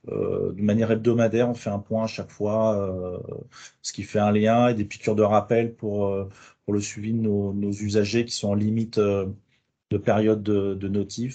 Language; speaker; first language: French; native; French